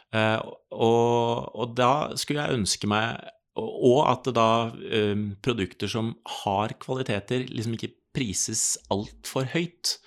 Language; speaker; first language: Norwegian; native; Norwegian